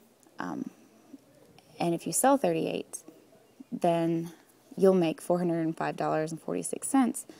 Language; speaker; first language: English; native; English